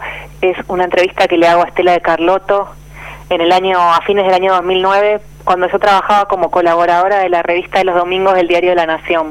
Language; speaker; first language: Spanish; native; Spanish